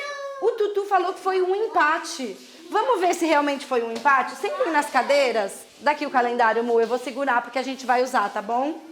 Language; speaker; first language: Portuguese; native; Portuguese